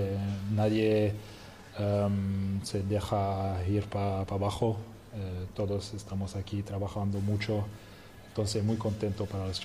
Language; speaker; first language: Spanish; non-native, fluent; French